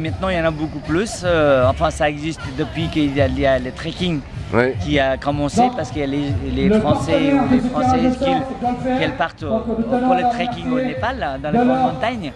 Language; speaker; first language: French; non-native, fluent; Nepali